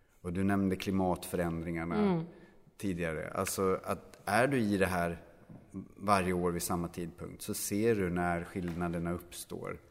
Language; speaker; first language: Swedish; native; Swedish